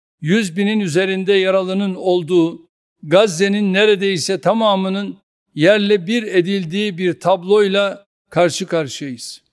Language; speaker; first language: Turkish; native; Turkish